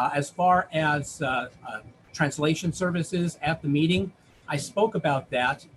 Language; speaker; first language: English; native; English